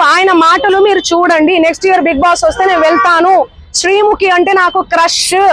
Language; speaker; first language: Telugu; non-native, local second language; Lambadi